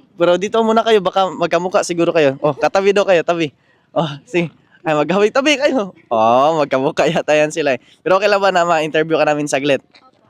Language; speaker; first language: Filipino; non-native, local second language; Cebuano